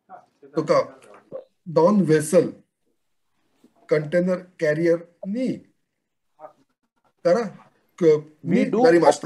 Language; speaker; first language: Japanese; non-native, learner; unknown